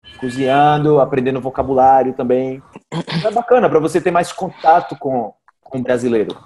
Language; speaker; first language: Portuguese; native; Portuguese